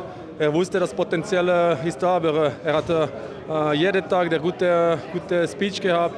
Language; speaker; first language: German; non-native, learner; French